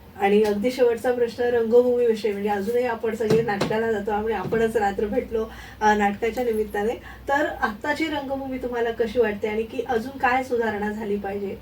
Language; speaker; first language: Marathi; native; Marathi